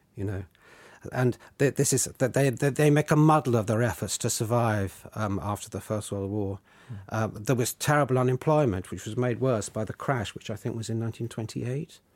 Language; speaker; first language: English; native; English